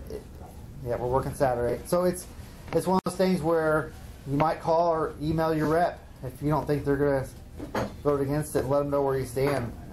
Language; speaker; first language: English; native; English